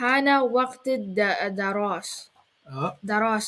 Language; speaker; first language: Arabic; non-native, learner; English